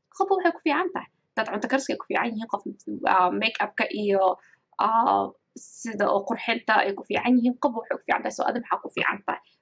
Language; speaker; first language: Somali; early bilingual, heritage; Somali